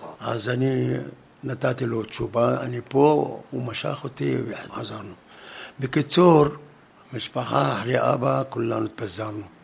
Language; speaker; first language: Hebrew; non-native, fluent; Arabic